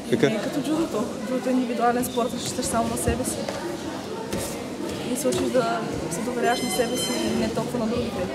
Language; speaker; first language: Bulgarian; native; Bulgarian